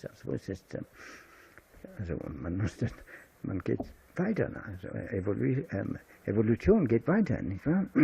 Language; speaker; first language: German; non-native, fluent; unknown